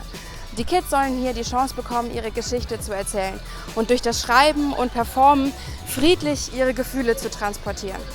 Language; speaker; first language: German; native; German